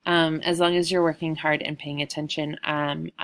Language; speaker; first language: English; native; English